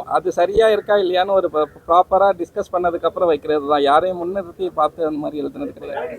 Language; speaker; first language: Tamil; native; Tamil